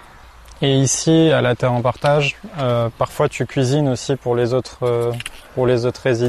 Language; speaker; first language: French; native; French